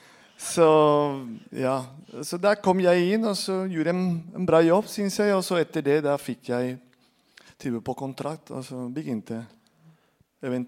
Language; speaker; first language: Norwegian; non-native, fluent; Spanish